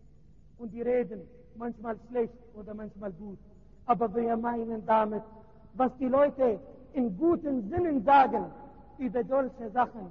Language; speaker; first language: German; non-native, learner; Arabic